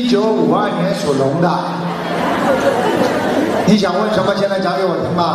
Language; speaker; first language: Chinese; native; Chinese